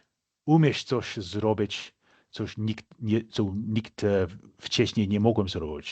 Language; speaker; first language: Polish; non-native, fluent; English